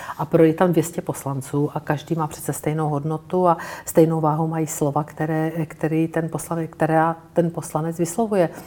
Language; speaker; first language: Czech; native; Czech